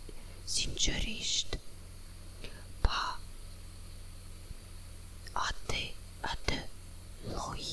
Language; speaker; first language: Albanian; non-native, learner; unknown